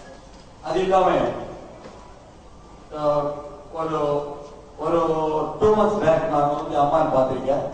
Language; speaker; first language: Tamil; non-native, local second language; Telugu